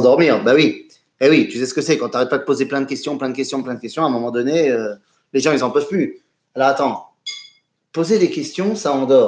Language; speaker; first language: French; native; French